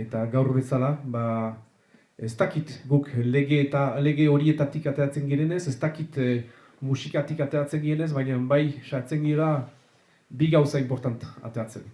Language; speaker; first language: Basque; native; Basque